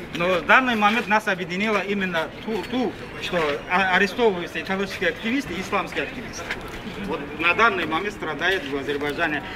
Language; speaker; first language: Russian; non-native, local second language; Talysh